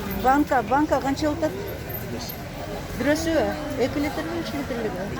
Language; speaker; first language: Uzbek; non-native, local second language; Kyrgyz